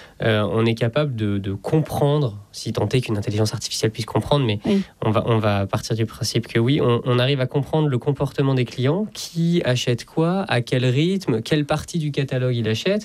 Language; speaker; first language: French; native; French